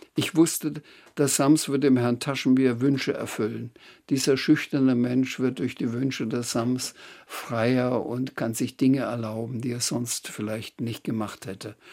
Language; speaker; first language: German; native; German